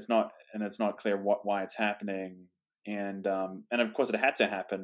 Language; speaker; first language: English; native; English